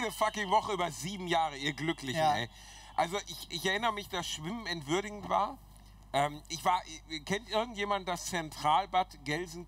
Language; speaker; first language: German; native; German